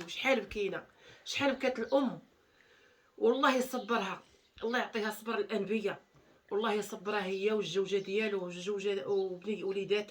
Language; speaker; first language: Arabic; native; Arabic